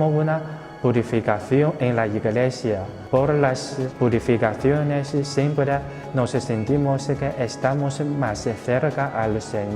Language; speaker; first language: Spanish; non-native, learner; Chinese